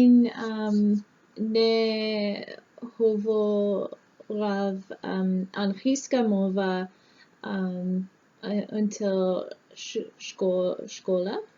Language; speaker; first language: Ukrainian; non-native, learner; English